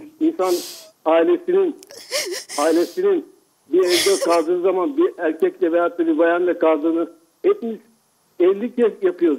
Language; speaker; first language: Turkish; native; Turkish